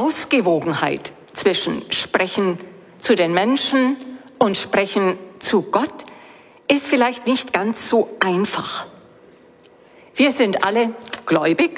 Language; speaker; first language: German; native; German